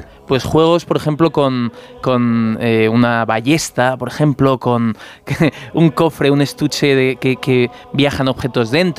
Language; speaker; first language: Spanish; native; Spanish